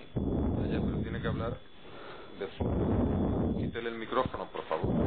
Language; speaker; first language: Spanish; native; Spanish